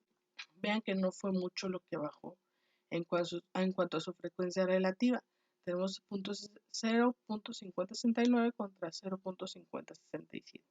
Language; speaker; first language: Spanish; native; Spanish